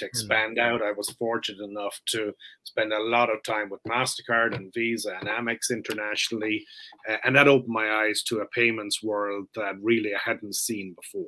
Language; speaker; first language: English; native; English